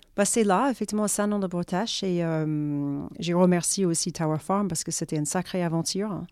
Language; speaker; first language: French; non-native, fluent; English